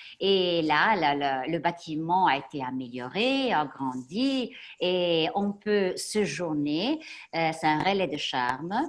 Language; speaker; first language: French; non-native, fluent; Italian